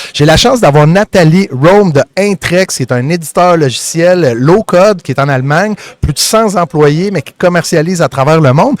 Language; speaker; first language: French; native; French